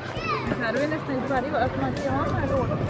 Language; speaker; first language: Swedish; native; Swedish